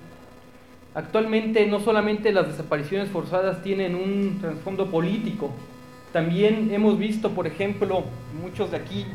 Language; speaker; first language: Spanish; native; Spanish